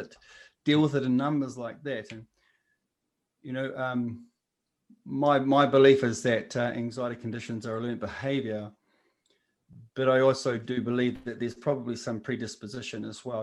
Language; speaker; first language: English; native; English